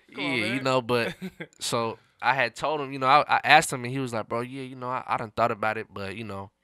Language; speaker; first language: English; native; English